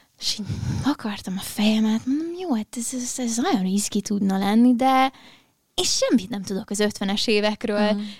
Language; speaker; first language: Hungarian; early bilingual, heritage; Hungarian